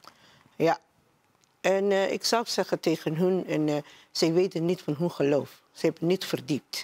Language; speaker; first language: Dutch; non-native, learner; Somali